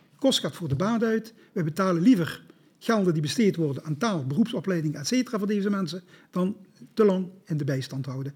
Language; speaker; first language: Dutch; native; Dutch